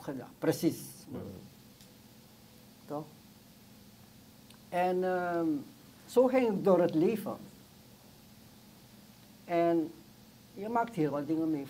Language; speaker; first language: Dutch; non-native, local second language; Sranan Tongo